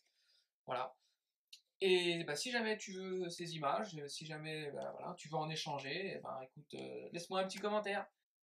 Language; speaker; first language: French; native; French